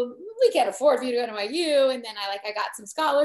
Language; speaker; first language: English; native; English